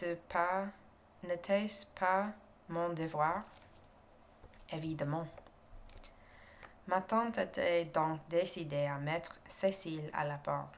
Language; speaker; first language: French; non-native, learner; English